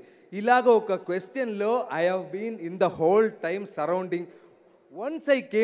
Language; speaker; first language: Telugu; non-native, learner; Malayalam